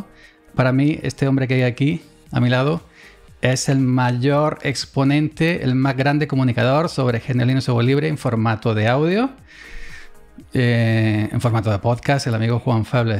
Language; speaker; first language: Spanish; native; Spanish